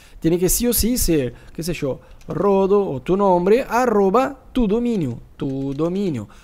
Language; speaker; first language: Spanish; non-native, fluent; Portuguese